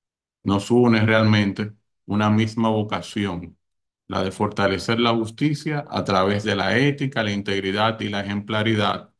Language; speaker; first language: Spanish; native; Spanish